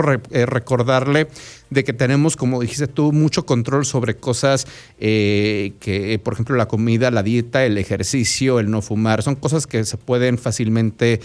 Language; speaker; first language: Spanish; native; Spanish